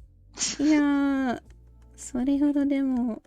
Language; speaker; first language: Japanese; non-native, learner; English